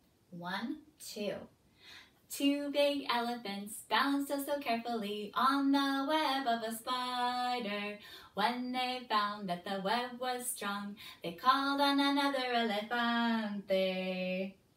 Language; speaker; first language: English; native; English